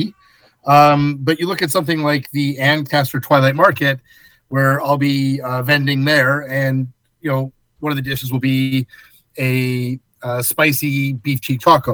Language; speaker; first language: English; native; English